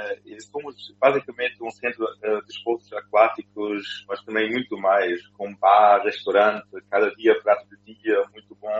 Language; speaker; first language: Portuguese; non-native, fluent; German